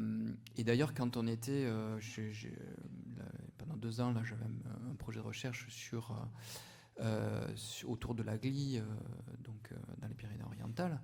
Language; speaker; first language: French; native; French